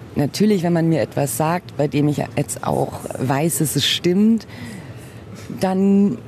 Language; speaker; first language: German; early bilingual, other home language; Portuguese